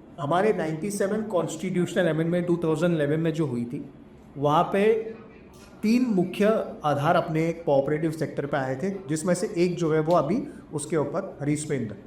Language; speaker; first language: Hindi; non-native, local second language; Marathi